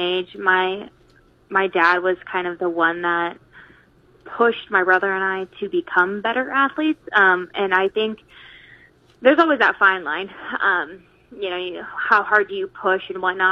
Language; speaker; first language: English; native; English